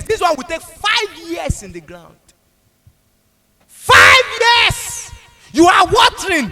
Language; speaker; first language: English; non-native, local second language; Yoruba